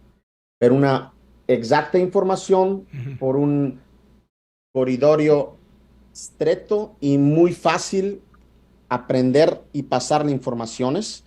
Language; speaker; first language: Spanish; non-native, fluent; Italian